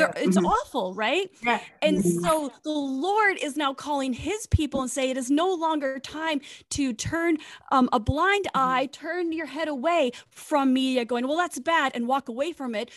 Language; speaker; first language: English; native; English